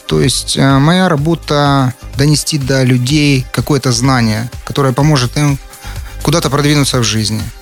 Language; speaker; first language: Russian; native; Russian